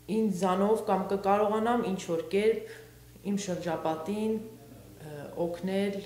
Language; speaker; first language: Armenian; early bilingual, heritage; Armenian